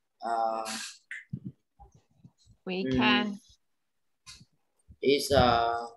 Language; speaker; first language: English; non-native, learner; Vietnamese